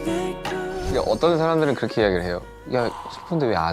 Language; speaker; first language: Korean; native; Korean